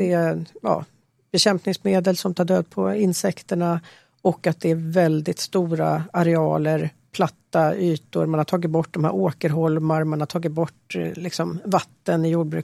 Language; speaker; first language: Swedish; native; Swedish